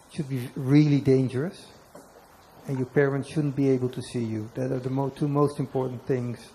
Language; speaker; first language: English; non-native, fluent; Dutch